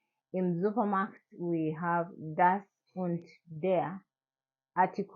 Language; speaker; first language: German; non-native, learner; English